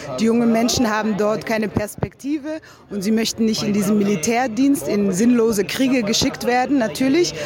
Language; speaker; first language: German; native; German